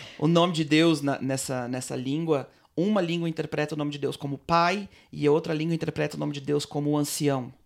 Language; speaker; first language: Portuguese; native; Portuguese